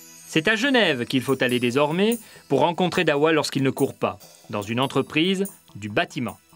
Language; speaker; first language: French; native; French